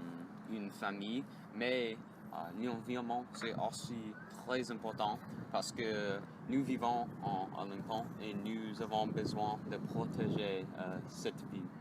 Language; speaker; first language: French; non-native, learner; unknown